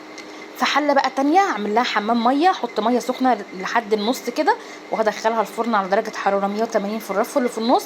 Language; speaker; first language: Arabic; native; Arabic